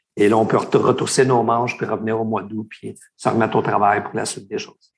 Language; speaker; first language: French; native; French